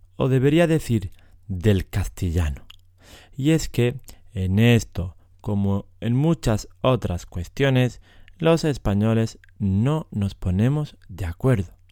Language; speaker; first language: Spanish; native; Spanish